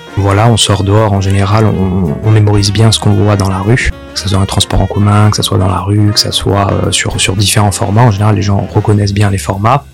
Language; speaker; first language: French; native; French